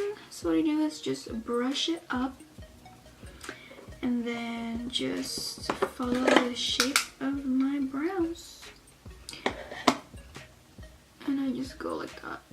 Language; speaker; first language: English; native; English